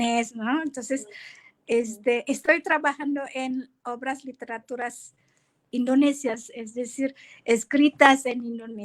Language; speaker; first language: Spanish; non-native, fluent; Indonesian